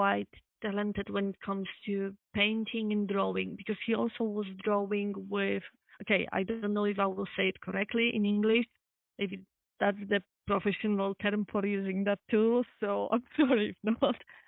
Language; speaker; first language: English; non-native, fluent; Polish